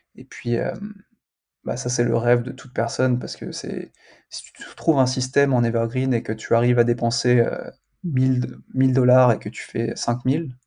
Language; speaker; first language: French; native; French